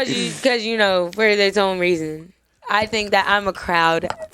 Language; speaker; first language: English; native; English